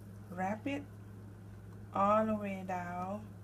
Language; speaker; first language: English; non-native, learner; Thai